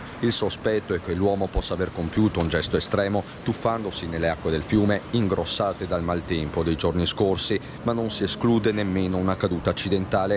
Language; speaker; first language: Italian; native; Italian